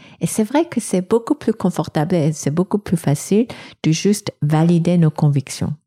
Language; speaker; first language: French; non-native, fluent; English